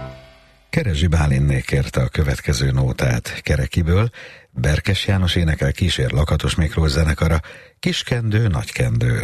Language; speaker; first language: Hungarian; native; Hungarian